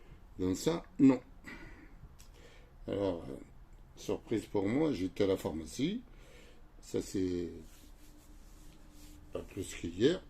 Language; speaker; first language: French; non-native, local second language; Arabic